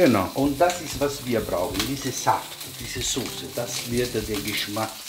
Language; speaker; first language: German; non-native, learner; Italian